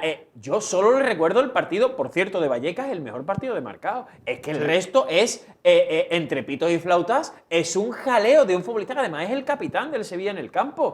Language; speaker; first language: Spanish; native; Spanish